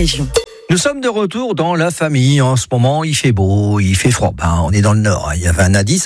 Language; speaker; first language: French; native; French